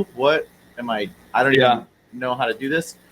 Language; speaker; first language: English; native; English